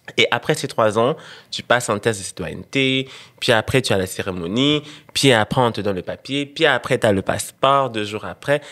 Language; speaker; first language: French; non-native, local second language; Rundi